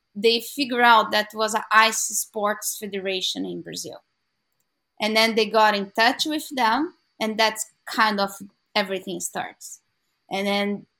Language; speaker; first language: English; non-native, learner; Portuguese